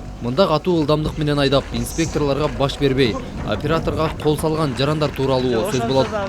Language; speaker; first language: Kyrgyz; native; Kyrgyz